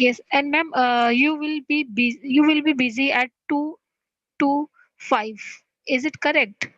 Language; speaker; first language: English; non-native, learner; Hindi